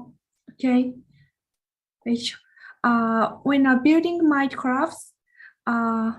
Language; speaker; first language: English; non-native, learner; Japanese